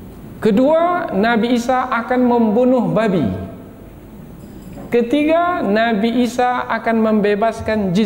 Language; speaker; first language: Malay; native; Malay